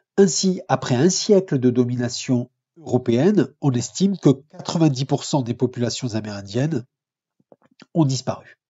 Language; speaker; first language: French; native; French